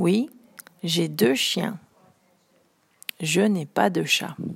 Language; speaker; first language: French; non-native, learner; English